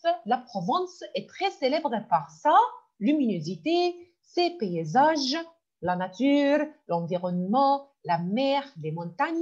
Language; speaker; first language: French; non-native, fluent; Arabic